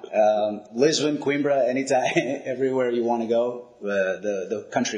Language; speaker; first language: English; non-native, fluent; Portuguese